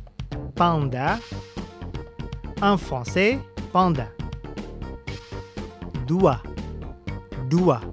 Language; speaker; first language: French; non-native, fluent; Indonesian